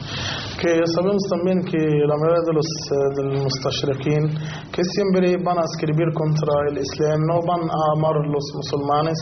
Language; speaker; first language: Spanish; non-native, fluent; Arabic